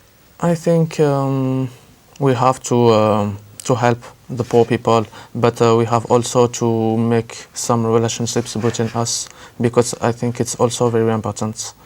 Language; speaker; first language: English; non-native, learner; French